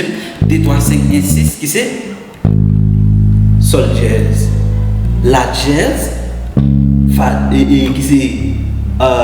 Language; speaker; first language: French; non-native, learner; Haitian Creole